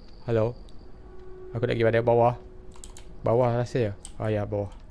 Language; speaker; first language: Malay; native; Malay